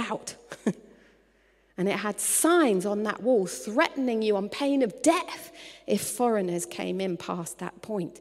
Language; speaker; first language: English; native; English